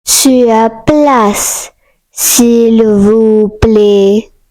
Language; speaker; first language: French; non-native, learner; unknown